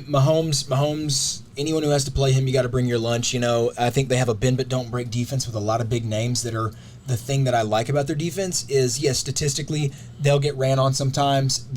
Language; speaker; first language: English; native; English